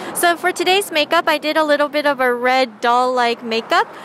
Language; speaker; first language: English; native; English